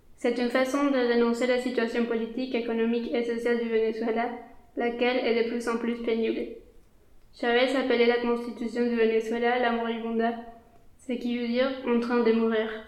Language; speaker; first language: French; non-native, fluent; Spanish